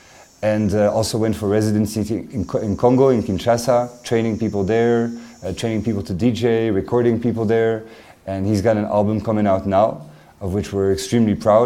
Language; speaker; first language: English; non-native, fluent; French